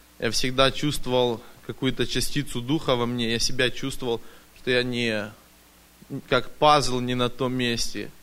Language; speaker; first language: Russian; early bilingual, heritage; Russian